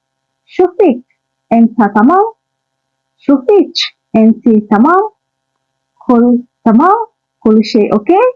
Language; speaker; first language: Arabic; non-native, learner; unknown